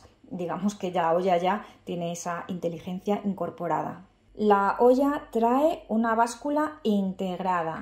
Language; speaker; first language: Spanish; native; Spanish